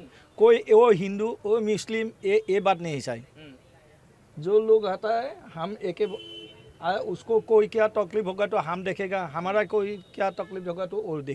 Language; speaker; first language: Hindi; non-native, local second language; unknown